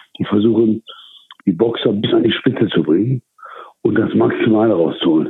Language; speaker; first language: German; early bilingual, other home language; Turkish